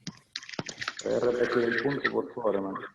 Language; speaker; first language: Spanish; native; Spanish